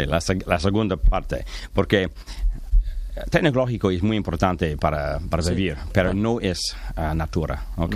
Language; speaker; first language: Spanish; non-native, learner; English